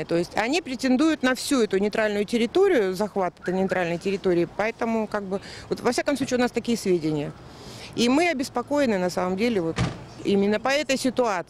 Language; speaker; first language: Russian; native; Russian